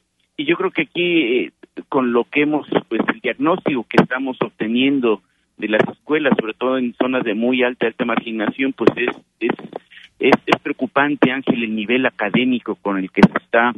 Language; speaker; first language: Spanish; native; Spanish